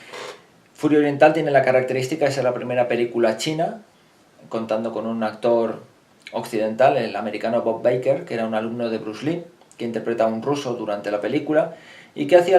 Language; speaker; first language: Spanish; native; Spanish